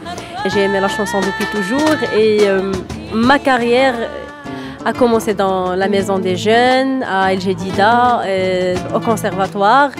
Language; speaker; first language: French; non-native, local second language; Arabic